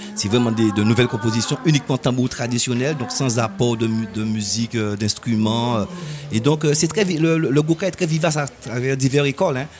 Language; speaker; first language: French; native; French